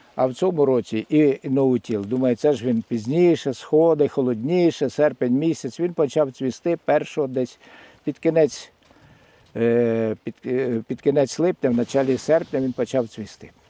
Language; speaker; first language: Ukrainian; native; Ukrainian